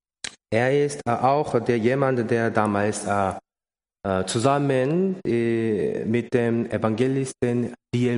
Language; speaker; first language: German; non-native, learner; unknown